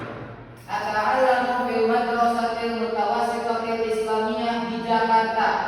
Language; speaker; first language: Arabic; non-native, fluent; Indonesian